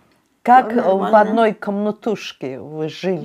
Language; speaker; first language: Russian; non-native, fluent; Mongolian